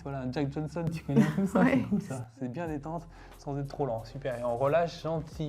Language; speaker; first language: French; native; French